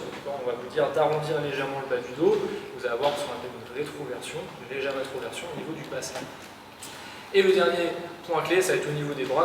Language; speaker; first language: French; native; French